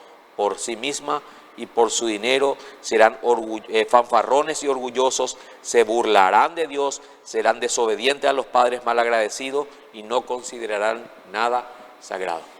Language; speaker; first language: Spanish; native; Spanish